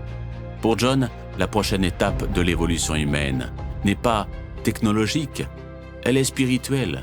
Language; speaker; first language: French; native; French